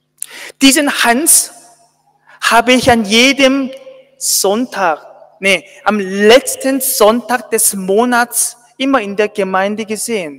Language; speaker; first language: German; non-native, fluent; Korean